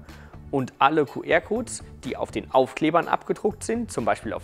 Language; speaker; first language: German; native; German